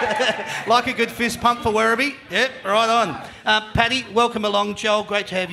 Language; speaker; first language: English; native; English